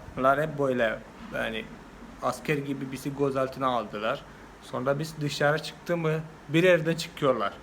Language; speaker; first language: Turkish; non-native, fluent; Malayalam